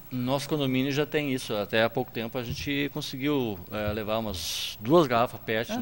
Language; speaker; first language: Portuguese; native; Portuguese